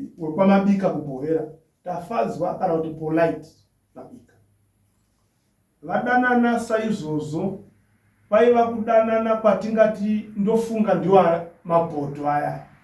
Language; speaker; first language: Shona; native; Shona